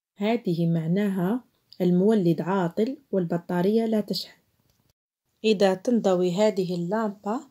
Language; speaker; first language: Arabic; non-native, local second language; Central Kurdish